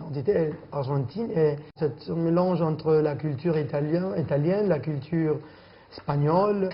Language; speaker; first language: French; non-native, fluent; Spanish